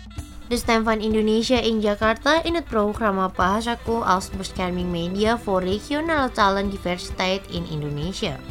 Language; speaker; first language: Dutch; non-native, learner; Indonesian